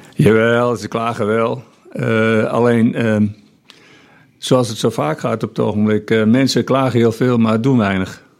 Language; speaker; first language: Dutch; non-native, local second language; Western Frisian